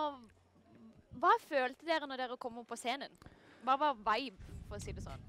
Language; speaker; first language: Norwegian; non-native, learner; Lithuanian